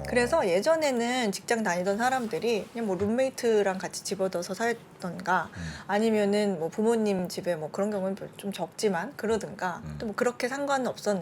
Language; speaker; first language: Korean; native; Korean